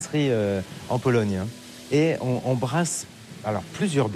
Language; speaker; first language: French; native; French